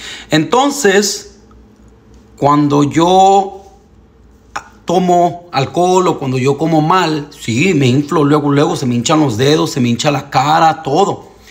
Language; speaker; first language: Spanish; early bilingual, heritage; Spanish